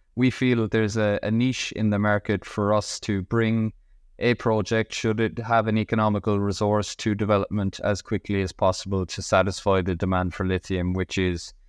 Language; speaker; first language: English; native; English